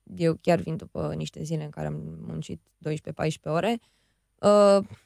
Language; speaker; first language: Romanian; native; Romanian